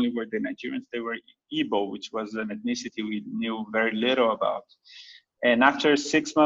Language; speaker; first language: English; non-native, fluent; Portuguese